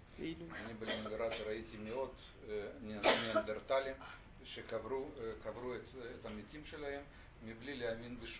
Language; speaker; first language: Hebrew; non-native, fluent; Russian